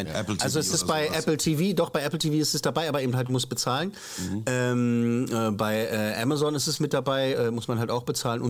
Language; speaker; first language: German; native; German